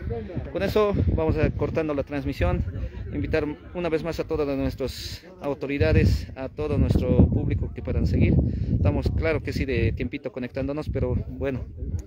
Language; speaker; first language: Spanish; native; Spanish